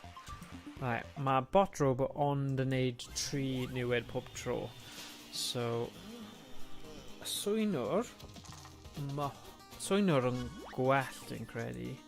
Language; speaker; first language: Welsh; non-native, local second language; English